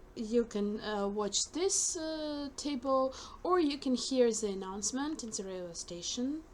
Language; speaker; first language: English; non-native, fluent; Ukrainian